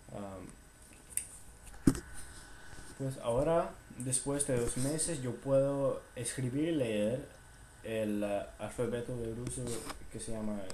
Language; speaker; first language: Spanish; non-native, fluent; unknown